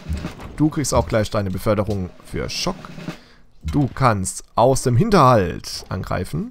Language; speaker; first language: German; native; German